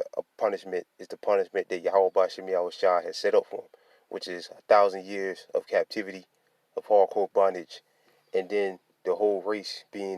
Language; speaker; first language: English; native; English